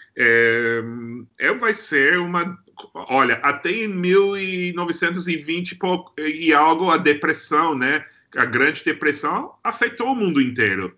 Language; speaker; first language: Portuguese; non-native, fluent; English